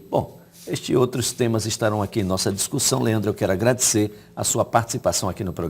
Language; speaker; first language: Portuguese; native; Portuguese